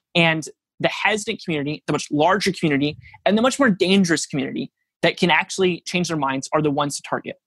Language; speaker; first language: English; native; English